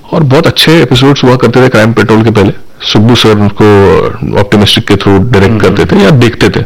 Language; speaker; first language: Hindi; non-native, local second language; Marathi